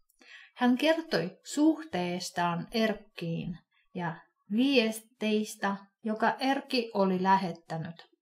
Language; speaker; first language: Finnish; non-native, fluent; Russian